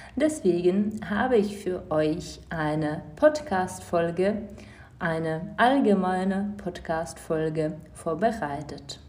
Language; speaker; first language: German; non-native, fluent; Czech